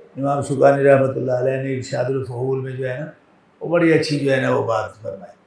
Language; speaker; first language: Urdu; non-native, local second language; Punjabi